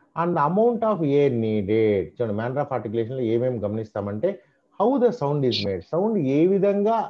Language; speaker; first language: English; non-native, local second language; Telugu